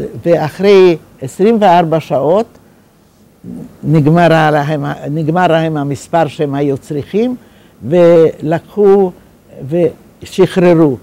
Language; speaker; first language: Hebrew; non-native, fluent; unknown